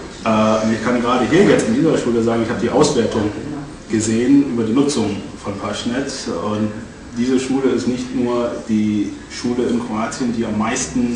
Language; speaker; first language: German; native; German